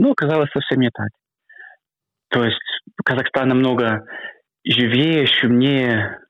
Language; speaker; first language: Russian; non-native, fluent; English